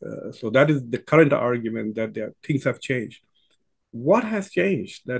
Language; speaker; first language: English; non-native, local second language; Urdu